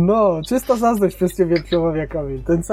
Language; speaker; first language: Polish; native; Polish